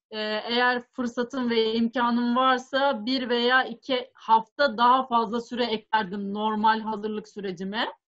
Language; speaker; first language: Turkish; native; Turkish